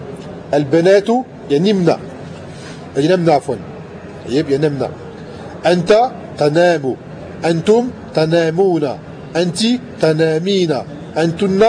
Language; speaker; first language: Arabic; non-native, fluent; French